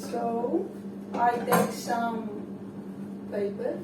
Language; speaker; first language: English; non-native, learner; Greek